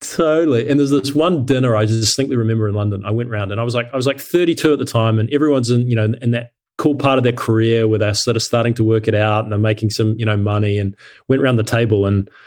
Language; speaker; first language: English; native; English